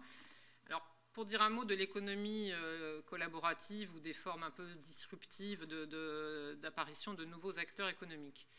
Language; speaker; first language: French; native; French